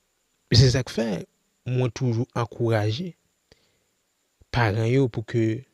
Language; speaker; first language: French; non-native, local second language; Haitian Creole